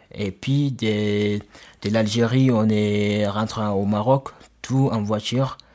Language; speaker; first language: French; non-native, local second language; Soninke